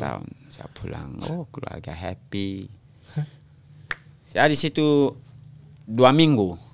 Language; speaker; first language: Indonesian; non-native, local second language; French